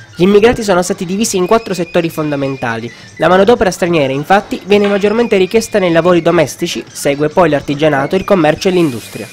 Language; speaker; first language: Italian; native; Italian